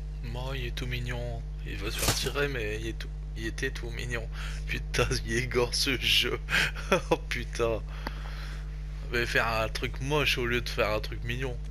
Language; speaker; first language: French; native; French